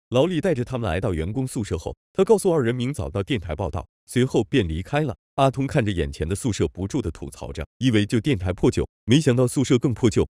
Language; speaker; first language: Chinese; native; Chinese